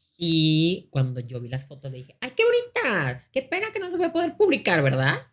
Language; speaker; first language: Spanish; native; Spanish